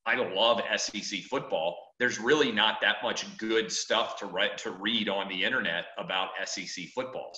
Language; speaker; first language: English; native; English